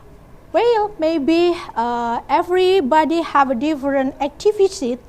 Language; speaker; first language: English; non-native, learner; Indonesian